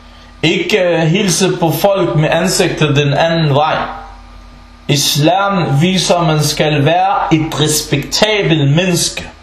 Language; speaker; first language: Danish; non-native, local second language; Arabic